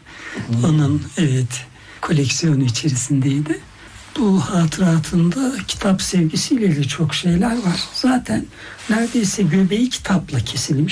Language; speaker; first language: Turkish; native; Turkish